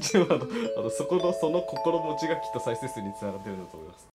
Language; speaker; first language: Japanese; native; Japanese